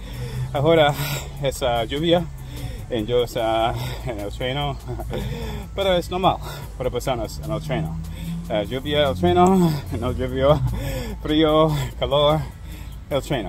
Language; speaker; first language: Spanish; non-native, learner; English